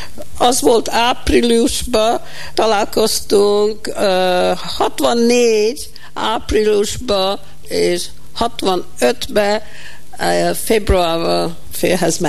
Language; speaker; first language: Hungarian; early bilingual, heritage; Hungarian